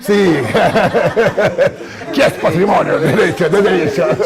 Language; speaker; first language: Spanish; non-native, fluent; Portuguese